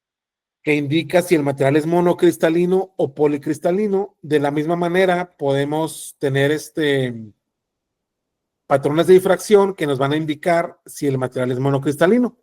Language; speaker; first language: Spanish; native; Spanish